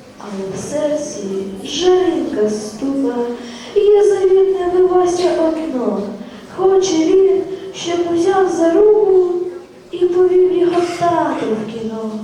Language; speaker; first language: Ukrainian; native; Ukrainian